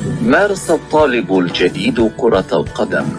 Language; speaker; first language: Arabic; non-native, learner; Indonesian